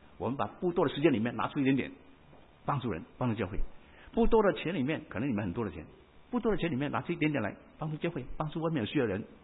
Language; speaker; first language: Chinese; non-native, local second language; Cantonese